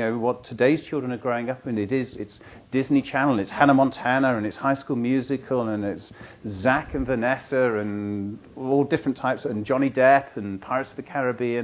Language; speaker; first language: English; native; English